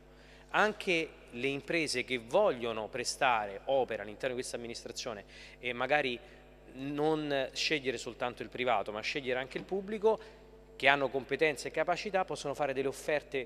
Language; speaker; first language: Italian; native; Italian